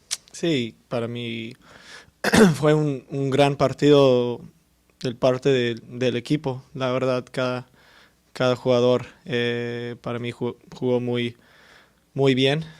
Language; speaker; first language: Spanish; early bilingual, heritage; English